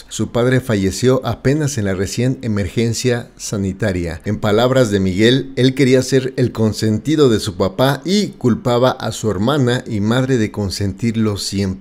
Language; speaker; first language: Spanish; native; Spanish